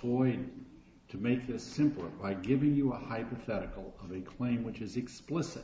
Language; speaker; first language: English; native; English